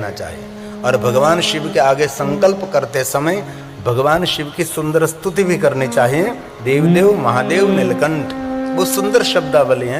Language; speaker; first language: Hindi; non-native, local second language; Gujarati